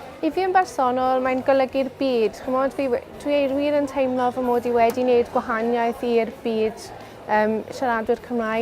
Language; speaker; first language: Welsh; non-native, local second language; English